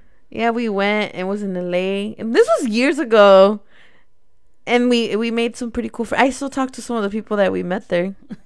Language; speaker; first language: English; early bilingual, other home language; Spanish